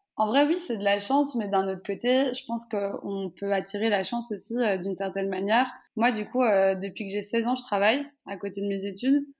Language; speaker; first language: French; native; French